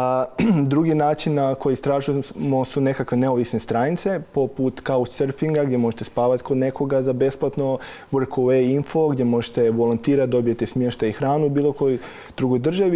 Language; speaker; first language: Croatian; native; Croatian